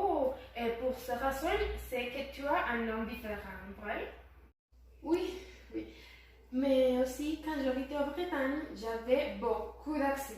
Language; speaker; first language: French; non-native, learner; Spanish